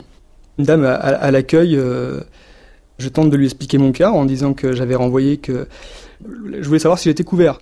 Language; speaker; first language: French; native; French